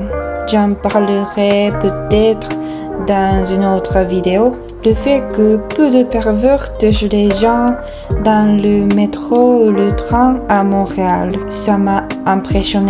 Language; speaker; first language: French; non-native, learner; Japanese